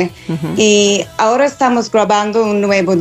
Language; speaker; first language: Spanish; non-native, fluent; English